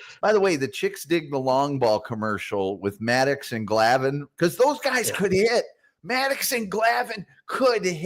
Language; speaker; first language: English; native; English